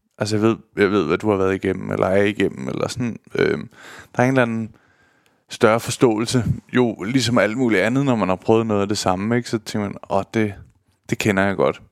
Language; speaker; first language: Danish; early bilingual, other home language; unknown